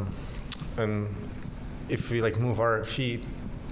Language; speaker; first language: English; non-native, fluent; Russian